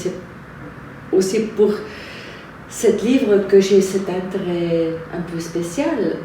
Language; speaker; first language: French; non-native, fluent; German